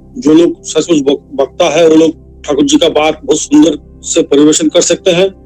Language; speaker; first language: Hindi; non-native, local second language; Assamese